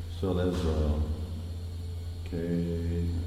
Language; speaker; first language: Hungarian; early bilingual, heritage; Hungarian